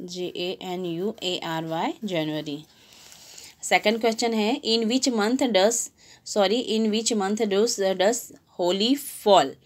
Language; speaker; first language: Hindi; non-native, local second language; Gujarati